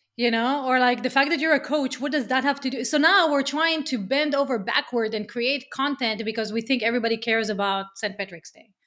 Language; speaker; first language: English; non-native, fluent; Hebrew